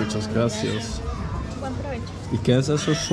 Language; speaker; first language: Spanish; non-native, learner; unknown